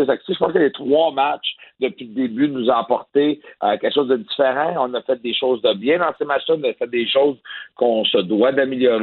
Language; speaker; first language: French; native; French